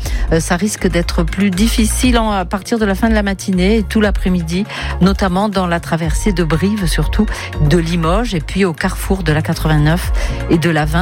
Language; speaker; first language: French; native; French